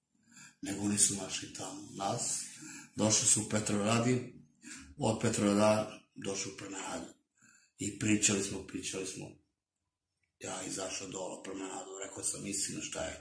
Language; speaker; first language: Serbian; non-native, local second language; Romany